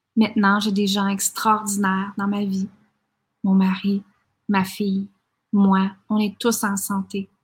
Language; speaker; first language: French; native; French